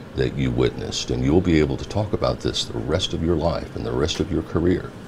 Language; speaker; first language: English; native; English